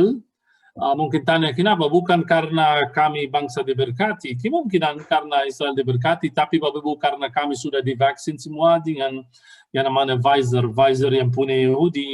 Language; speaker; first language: Indonesian; non-native, fluent; Arabic